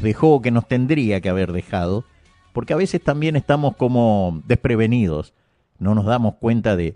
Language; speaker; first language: Spanish; native; Spanish